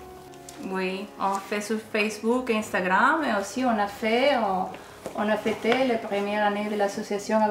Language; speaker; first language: French; non-native, fluent; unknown